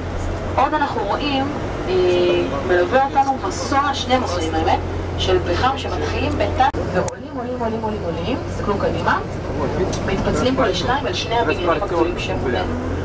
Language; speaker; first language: Hebrew; native; Hebrew